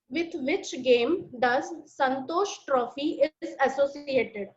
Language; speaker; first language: English; non-native, local second language; Marathi